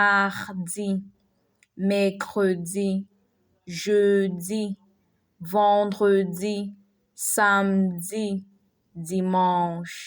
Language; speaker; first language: French; non-native, fluent; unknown